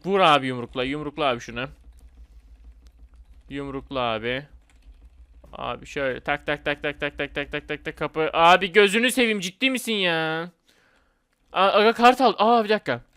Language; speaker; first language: Turkish; native; Turkish